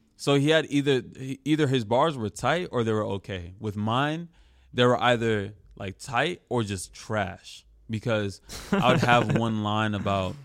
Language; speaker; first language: English; early bilingual, other home language; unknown